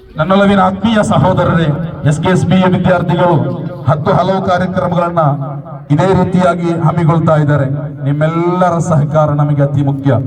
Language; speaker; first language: Kannada; non-native, local second language; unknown